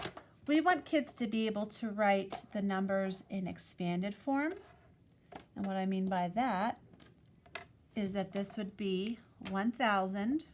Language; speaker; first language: English; native; English